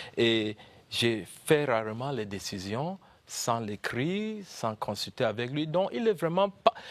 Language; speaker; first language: French; non-native, local second language; English